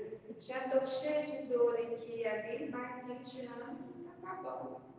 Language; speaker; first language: Portuguese; native; Portuguese